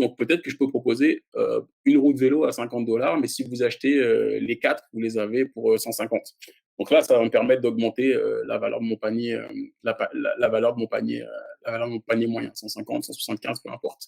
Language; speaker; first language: French; native; French